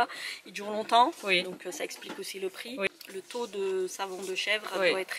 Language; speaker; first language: French; native; French